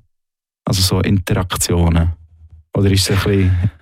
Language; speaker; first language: German; native; German